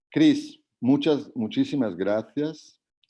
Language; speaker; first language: Spanish; non-native, fluent; Italian